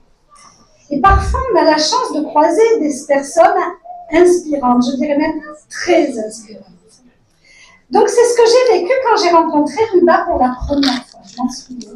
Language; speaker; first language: French; native; French